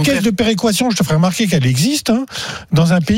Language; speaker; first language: French; native; French